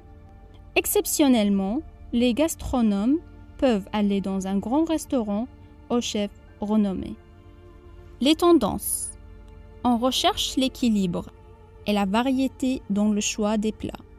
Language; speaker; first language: French; non-native, fluent; Arabic